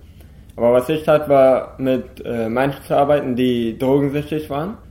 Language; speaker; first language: German; non-native, local second language; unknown